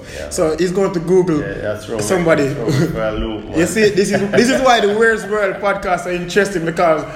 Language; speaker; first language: English; non-native, local second language; Jamaican Creole English